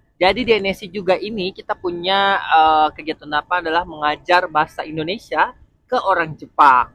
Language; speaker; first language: Indonesian; native; Indonesian